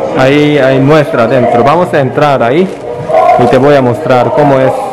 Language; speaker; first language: Spanish; non-native, fluent; Korean